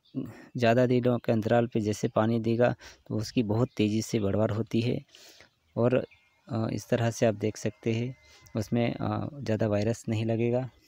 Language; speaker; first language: Hindi; non-native, local second language; Gujarati